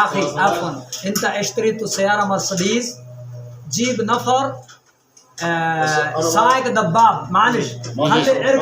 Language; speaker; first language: Arabic; non-native, learner; Punjabi